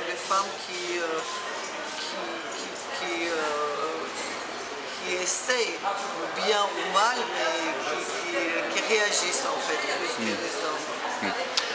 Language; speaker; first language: French; non-native, fluent; Georgian